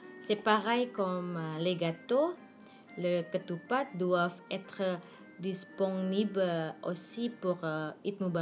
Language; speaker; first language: French; non-native, learner; Indonesian